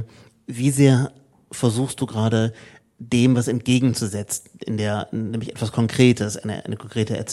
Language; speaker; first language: German; native; German